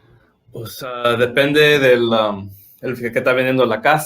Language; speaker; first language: Spanish; early bilingual, heritage; Spanish